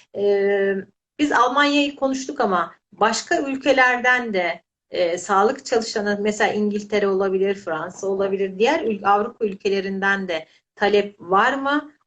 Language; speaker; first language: Turkish; native; Turkish